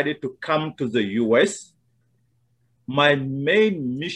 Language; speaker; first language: English; non-native, fluent; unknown